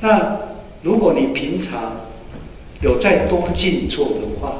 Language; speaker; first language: Chinese; native; Chinese